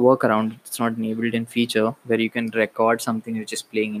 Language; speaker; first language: English; non-native, local second language; Marathi